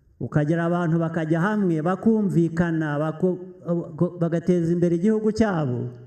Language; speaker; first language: Kinyarwanda; early bilingual, heritage; Kinyarwanda